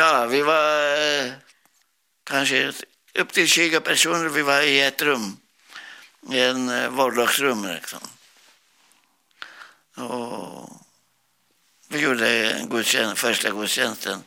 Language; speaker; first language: Swedish; non-native, learner; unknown